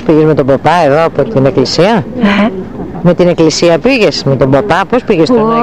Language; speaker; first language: Greek; native; Greek